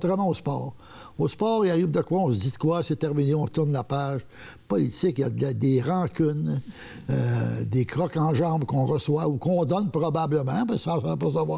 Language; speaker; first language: French; native; French